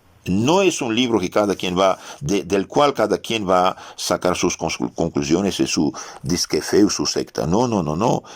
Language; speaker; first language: Spanish; non-native, fluent; French